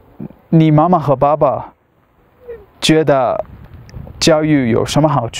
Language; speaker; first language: Chinese; non-native, learner; English